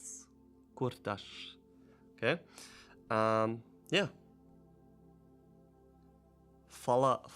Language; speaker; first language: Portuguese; non-native, learner; German